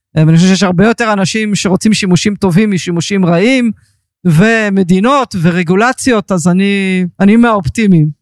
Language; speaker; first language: Hebrew; early bilingual, heritage; Hebrew